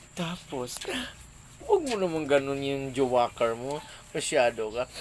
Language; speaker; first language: Filipino; non-native, local second language; Cebuano